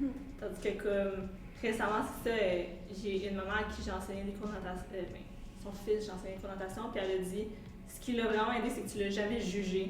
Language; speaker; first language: French; native; French